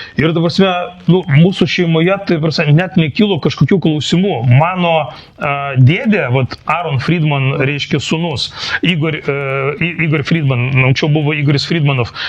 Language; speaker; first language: Lithuanian; non-native, local second language; Russian